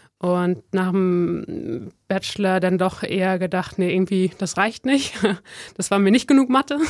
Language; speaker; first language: German; native; German